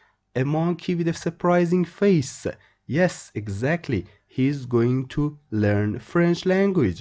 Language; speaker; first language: English; non-native, fluent; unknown